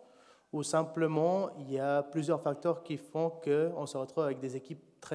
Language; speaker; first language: French; native; French